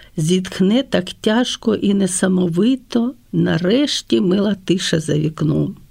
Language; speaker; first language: Ukrainian; non-native, local second language; Russian